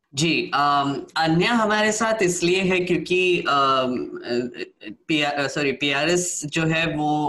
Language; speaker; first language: Hindi; non-native, local second language; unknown